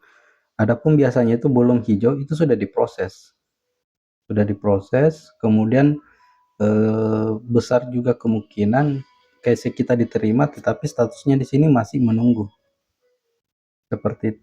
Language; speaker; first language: Indonesian; native; Indonesian